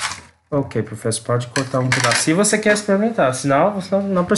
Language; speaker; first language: Portuguese; non-native, learner; English